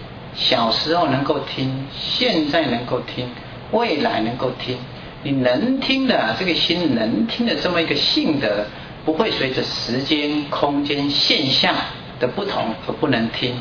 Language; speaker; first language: Chinese; native; Chinese